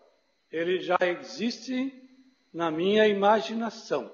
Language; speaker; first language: Portuguese; non-native, fluent; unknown